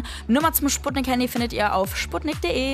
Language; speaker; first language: German; native; German